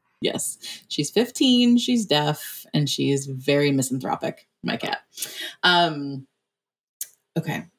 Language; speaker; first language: English; native; English